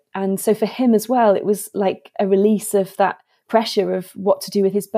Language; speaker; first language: English; native; English